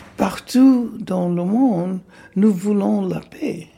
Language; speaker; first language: French; non-native, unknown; English